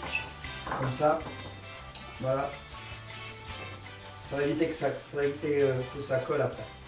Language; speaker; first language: French; non-native, learner; Spanish